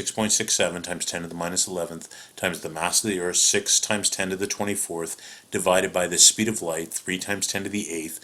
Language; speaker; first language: English; native; English